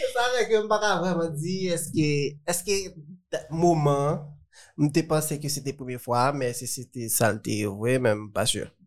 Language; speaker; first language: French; non-native, local second language; Haitian Creole